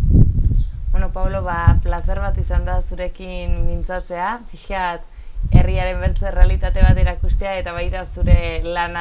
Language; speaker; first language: Basque; native; Basque